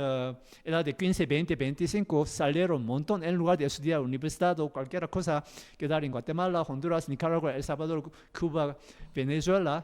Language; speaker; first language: Spanish; non-native, learner; Korean